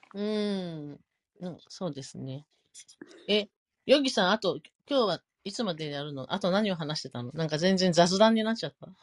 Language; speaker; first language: Japanese; native; Japanese